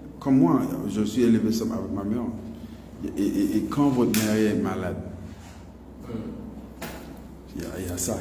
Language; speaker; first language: French; non-native, local second language; English